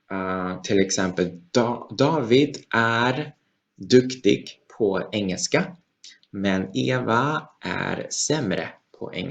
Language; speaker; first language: Swedish; non-native, fluent; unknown